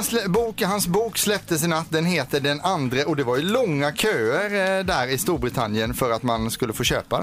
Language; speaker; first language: Swedish; native; Swedish